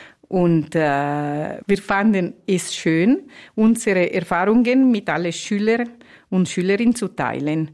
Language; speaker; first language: German; non-native, fluent; Italian